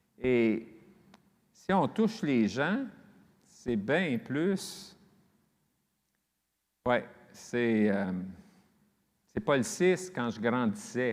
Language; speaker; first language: French; native; French